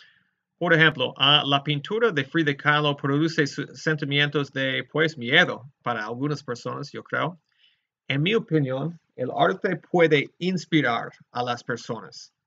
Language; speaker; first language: Spanish; non-native, fluent; English